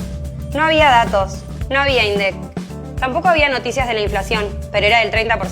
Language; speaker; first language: Spanish; native; Spanish